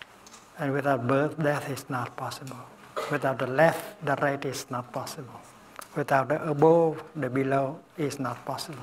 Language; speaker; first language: English; non-native, fluent; Vietnamese